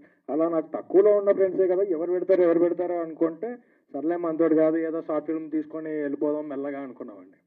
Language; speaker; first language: Telugu; native; Telugu